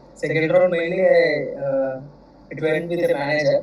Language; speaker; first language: English; non-native, local second language; Telugu